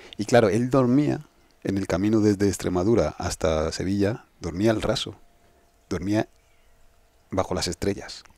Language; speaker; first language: Spanish; native; Spanish